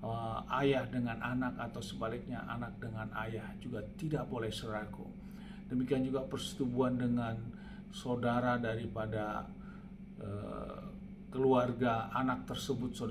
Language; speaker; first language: Indonesian; native; Indonesian